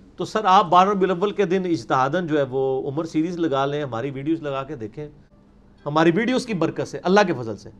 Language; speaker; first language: Urdu; non-native, local second language; Punjabi